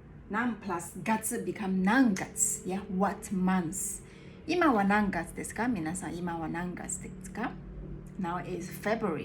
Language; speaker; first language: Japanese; non-native, fluent; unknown